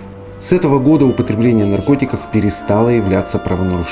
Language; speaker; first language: Russian; native; Russian